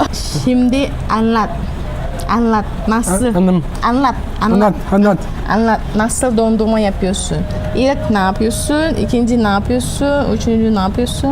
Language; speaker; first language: Turkish; non-native, learner; Indonesian